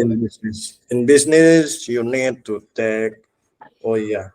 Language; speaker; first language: English; non-native, learner; Indonesian